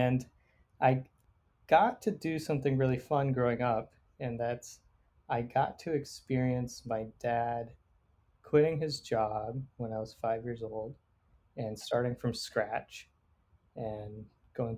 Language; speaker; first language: English; native; English